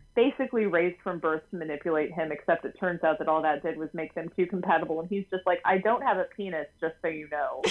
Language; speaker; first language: English; native; English